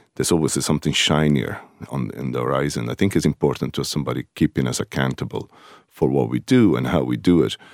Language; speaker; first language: English; non-native, fluent; Italian